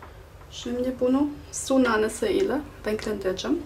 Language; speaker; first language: Turkish; non-native, fluent; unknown